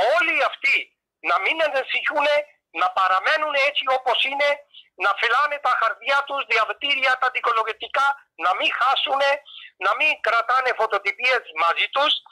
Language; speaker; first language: Greek; non-native, fluent; Urdu